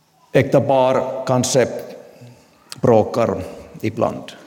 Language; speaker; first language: Swedish; non-native, local second language; Finnish